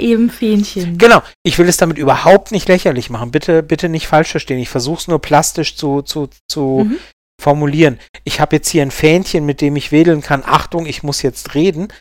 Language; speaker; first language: German; native; German